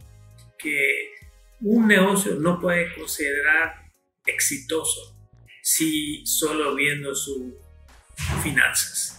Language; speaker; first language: Spanish; non-native, fluent; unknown